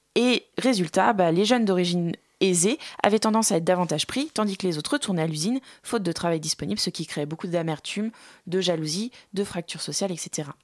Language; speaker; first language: French; native; French